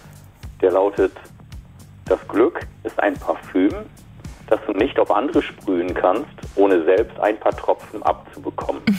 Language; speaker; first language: German; native; German